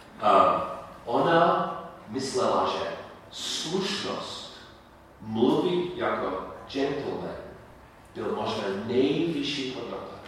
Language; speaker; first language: Czech; non-native, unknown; English